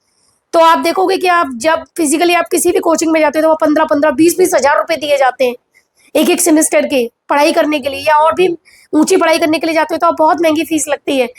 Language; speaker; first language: Hindi; native; Hindi